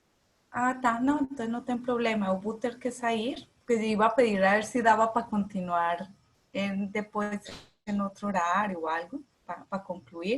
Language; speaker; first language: Portuguese; non-native, fluent; Spanish